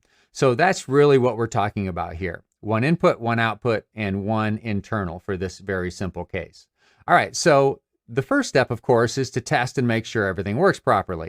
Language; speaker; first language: English; native; English